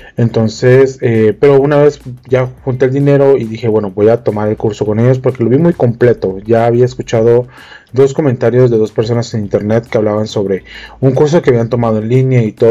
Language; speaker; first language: Spanish; native; Spanish